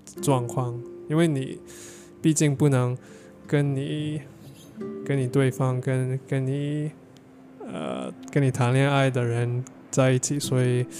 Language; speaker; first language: Chinese; non-native, learner; English